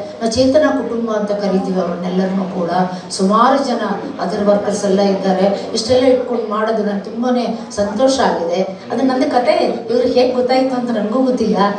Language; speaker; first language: Kannada; non-native, local second language; Telugu